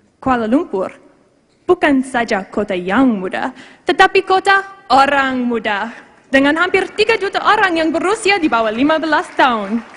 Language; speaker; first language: Malay; non-native, fluent; English